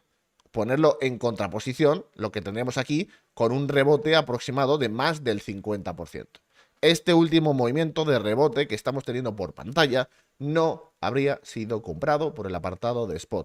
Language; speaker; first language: Spanish; native; Spanish